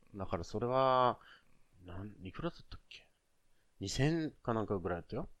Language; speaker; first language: Japanese; non-native, fluent; English